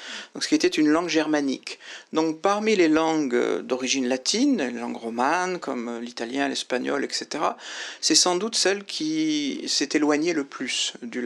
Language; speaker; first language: French; native; French